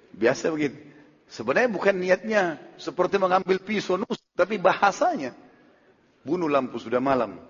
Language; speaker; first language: Indonesian; native; Indonesian